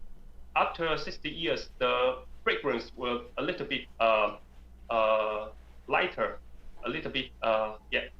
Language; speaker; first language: English; non-native, learner; Chinese